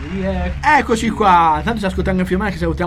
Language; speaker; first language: Italian; native; Italian